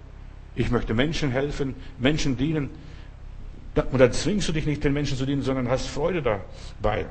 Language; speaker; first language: German; non-native, fluent; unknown